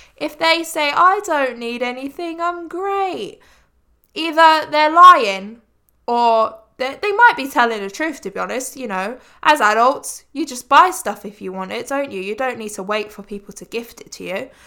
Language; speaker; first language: English; native; English